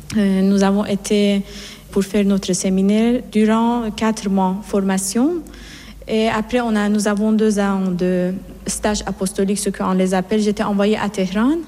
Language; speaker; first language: French; non-native, fluent; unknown